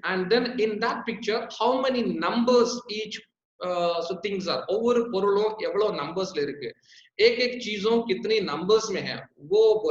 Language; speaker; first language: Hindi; non-native, local second language; Tamil